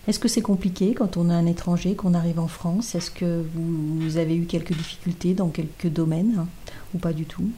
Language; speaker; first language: French; native; French